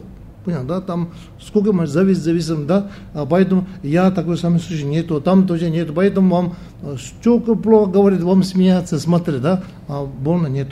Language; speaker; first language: Russian; non-native, learner; Tibetan